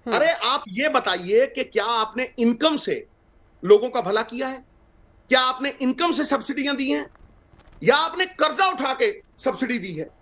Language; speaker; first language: Hindi; non-native, local second language; Punjabi